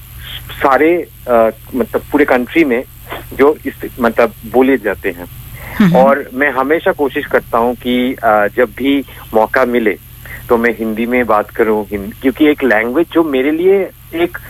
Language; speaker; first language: Hindi; non-native, local second language; Bangla